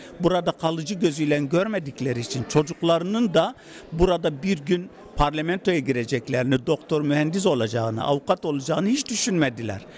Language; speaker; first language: Turkish; native; Turkish